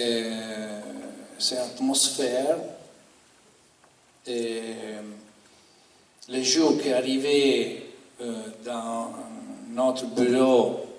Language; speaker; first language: French; non-native, learner; Italian